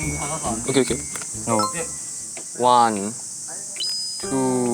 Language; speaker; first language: Korean; non-native, learner; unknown